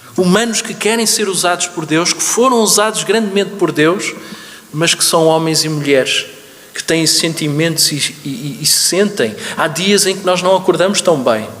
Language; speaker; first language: Portuguese; native; Portuguese